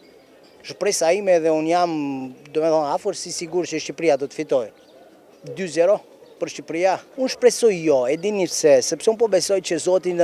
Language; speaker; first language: Albanian; non-native, learner; Romanian